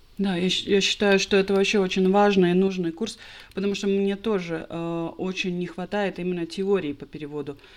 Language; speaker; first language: Russian; non-native, local second language; Latvian